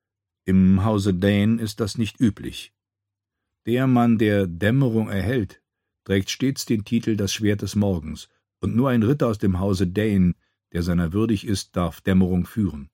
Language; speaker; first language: German; native; German